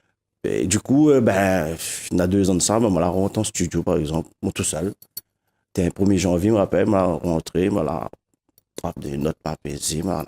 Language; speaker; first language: French; non-native, local second language; Réunion Creole French